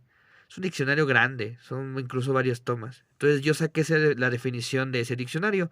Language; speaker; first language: Spanish; native; Spanish